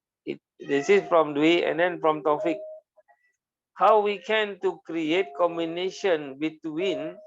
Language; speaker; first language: English; non-native, learner; Malay